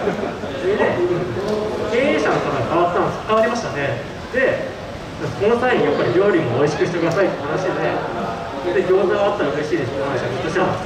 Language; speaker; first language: Japanese; native; Japanese